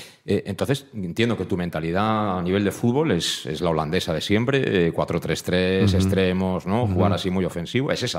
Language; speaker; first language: Spanish; native; Spanish